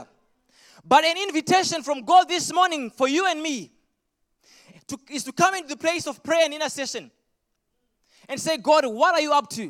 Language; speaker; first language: English; non-native, local second language; Shona